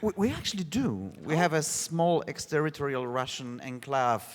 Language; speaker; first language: English; non-native, fluent; Polish